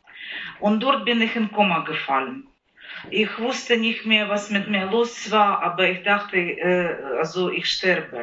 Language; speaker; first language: German; non-native, learner; Ukrainian